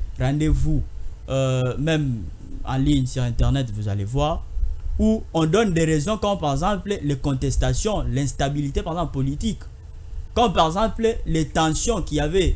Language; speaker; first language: French; non-native, local second language; Lingala